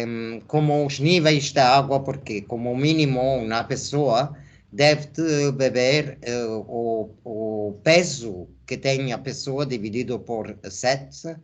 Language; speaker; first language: Portuguese; non-native, fluent; Spanish